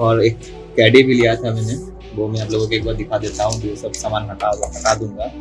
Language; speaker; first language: Hindi; non-native, local second language; Bangla